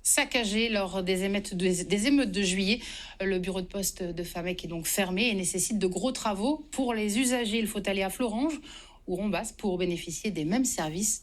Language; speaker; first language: French; native; French